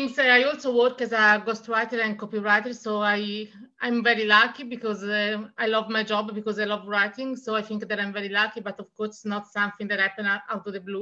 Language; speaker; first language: English; non-native, fluent; Italian